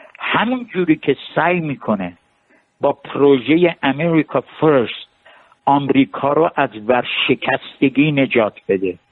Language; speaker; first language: Persian; non-native, local second language; Armenian